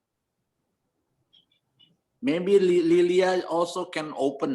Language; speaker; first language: English; non-native, learner; Indonesian